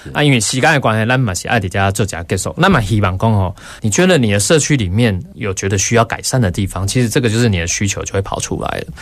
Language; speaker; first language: Chinese; native; Chinese